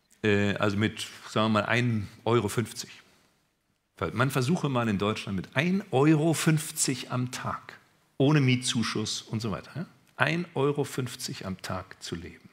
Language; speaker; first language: German; native; German